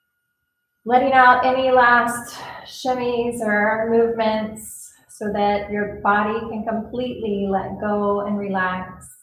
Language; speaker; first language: English; native; English